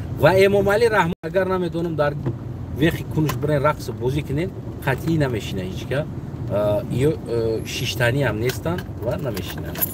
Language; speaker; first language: Tajik; non-native, local second language; Uzbek